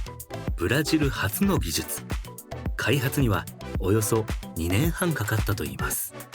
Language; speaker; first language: Japanese; native; Japanese